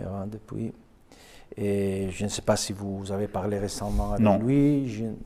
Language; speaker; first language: French; non-native, fluent; Spanish